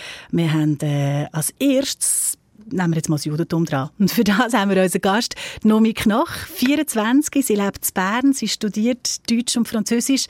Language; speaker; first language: German; native; German